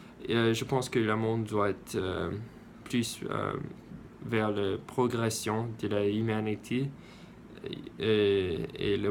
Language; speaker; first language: French; non-native, learner; English